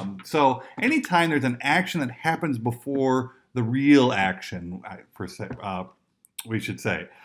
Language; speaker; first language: English; native; English